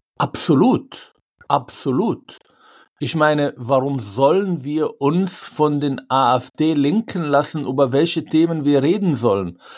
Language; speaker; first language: German; non-native, fluent; Arabic